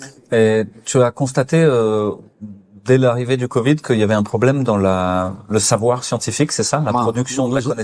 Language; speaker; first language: French; native; French